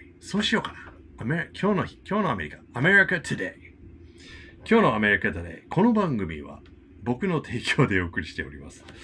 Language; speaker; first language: Japanese; non-native, fluent; English